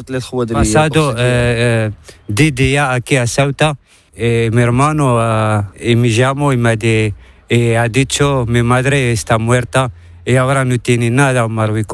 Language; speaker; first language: Spanish; non-native, learner; Arabic